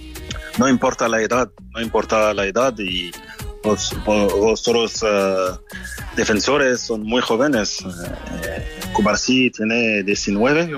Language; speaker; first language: Spanish; non-native, fluent; French